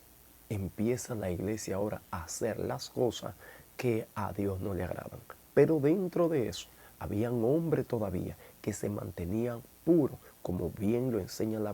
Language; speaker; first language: Spanish; native; Spanish